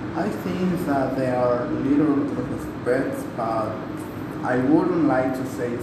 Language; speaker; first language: English; non-native, learner; Spanish